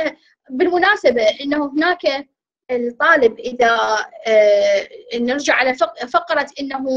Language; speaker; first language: Arabic; native; Arabic